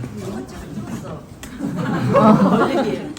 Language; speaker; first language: Korean; native; Korean